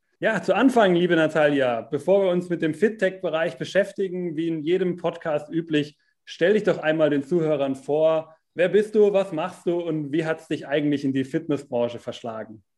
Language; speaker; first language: German; native; German